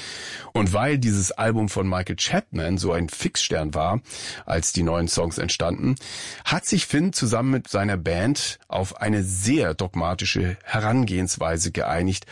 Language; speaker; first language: German; native; German